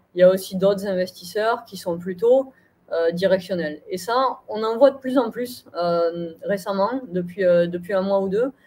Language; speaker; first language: French; native; French